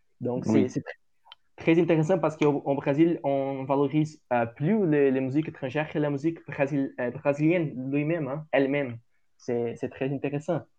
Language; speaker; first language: French; non-native, learner; Portuguese